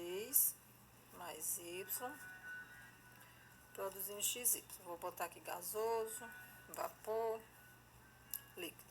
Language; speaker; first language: Portuguese; native; Portuguese